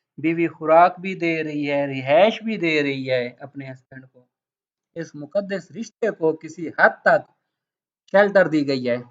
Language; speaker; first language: Urdu; native; Urdu